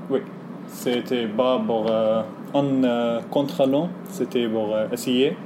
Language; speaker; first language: French; non-native, learner; Arabic